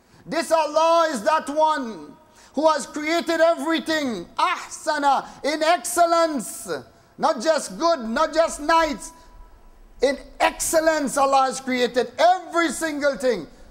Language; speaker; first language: English; native; English